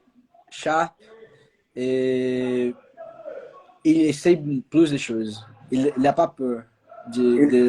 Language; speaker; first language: French; non-native, learner; Portuguese